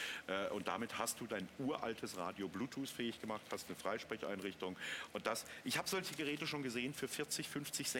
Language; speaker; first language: German; native; German